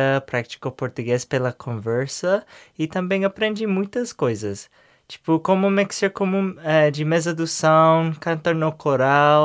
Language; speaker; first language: Portuguese; non-native, learner; English